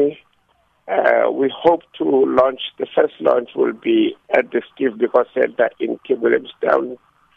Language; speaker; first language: English; non-native, local second language; Xhosa